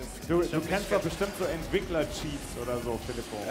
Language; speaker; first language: German; native; German